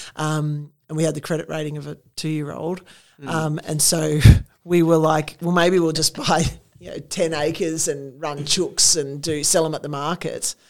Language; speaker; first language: English; native; English